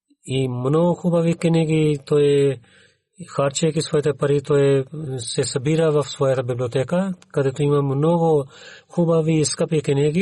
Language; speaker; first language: Bulgarian; non-native, learner; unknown